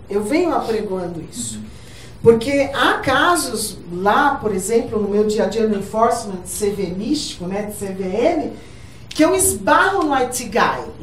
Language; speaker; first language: Portuguese; native; Portuguese